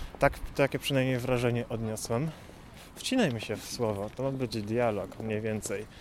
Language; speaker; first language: Polish; native; Polish